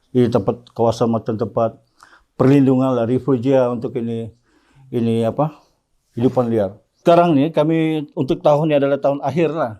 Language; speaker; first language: Malay; native; Malay